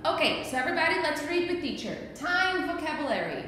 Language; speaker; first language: English; non-native, fluent; Portuguese